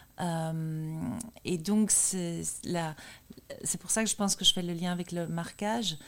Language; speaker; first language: French; native; French